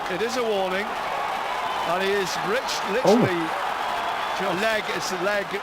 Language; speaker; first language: English; native; English